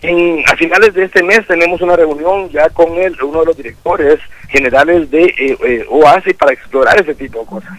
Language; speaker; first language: Spanish; native; Spanish